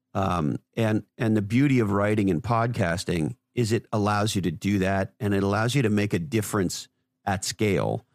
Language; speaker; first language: English; native; English